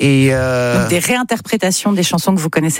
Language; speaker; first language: French; native; French